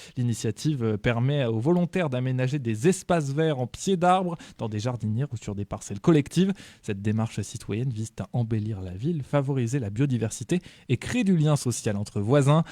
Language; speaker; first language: French; native; French